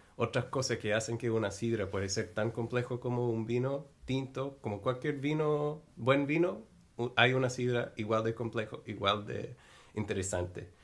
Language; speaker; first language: Spanish; non-native, fluent; English